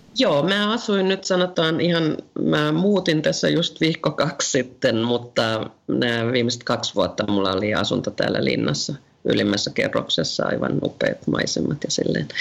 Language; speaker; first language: Finnish; native; Finnish